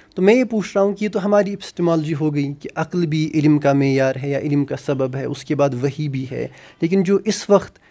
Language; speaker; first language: Urdu; non-native, local second language; Kashmiri